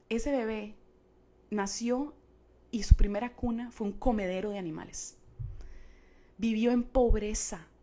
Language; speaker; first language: Spanish; native; Spanish